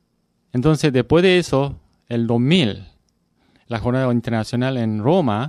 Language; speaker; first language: Spanish; non-native, learner; Korean